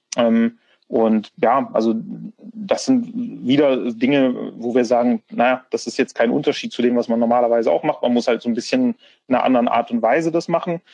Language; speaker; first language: German; native; German